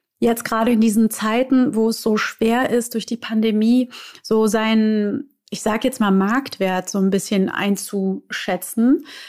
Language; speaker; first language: German; native; German